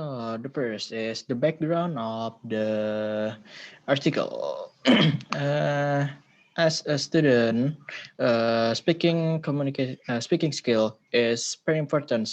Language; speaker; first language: English; non-native, learner; Indonesian